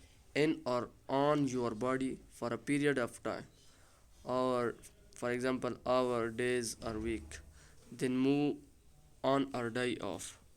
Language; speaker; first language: English; non-native, local second language; Urdu